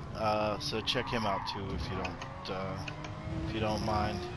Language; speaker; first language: English; native; English